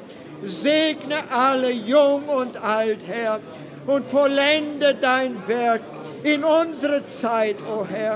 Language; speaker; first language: German; non-native, fluent; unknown